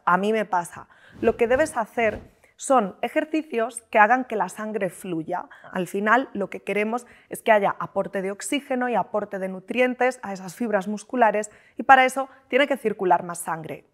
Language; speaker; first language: Spanish; native; Spanish